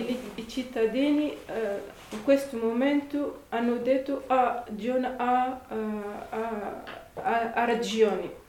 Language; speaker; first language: Italian; non-native, learner; Arabic